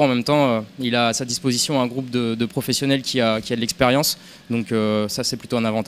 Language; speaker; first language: French; native; French